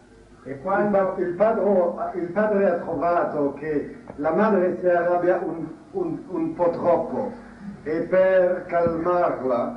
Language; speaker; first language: Italian; non-native, fluent; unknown